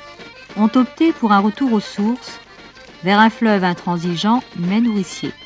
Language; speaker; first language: French; native; French